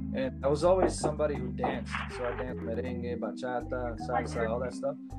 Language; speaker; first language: English; early bilingual, other home language; Spanish